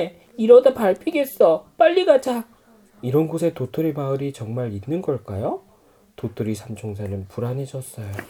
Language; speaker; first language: Korean; native; Korean